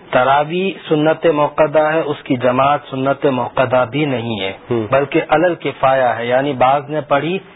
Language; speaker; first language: Urdu; native; Urdu